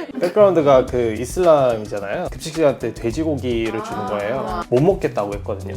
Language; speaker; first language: Korean; early bilingual, other home language; Bangla